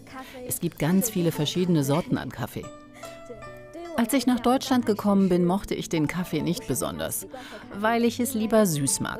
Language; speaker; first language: German; non-native, fluent; Chinese